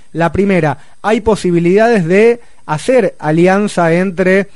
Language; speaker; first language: Spanish; native; Spanish